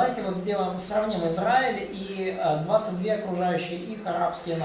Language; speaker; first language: Russian; native; Russian